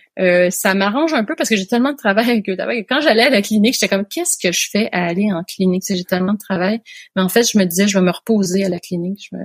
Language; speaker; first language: French; native; French